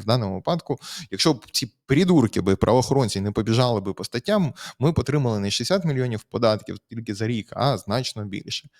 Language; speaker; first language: Ukrainian; native; Ukrainian